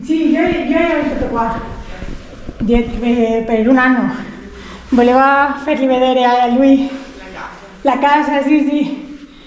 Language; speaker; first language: Italian; non-native, learner; Spanish